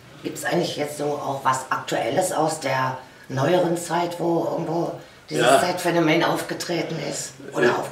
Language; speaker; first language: German; native; German